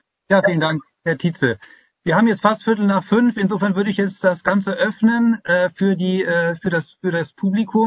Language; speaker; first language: German; native; German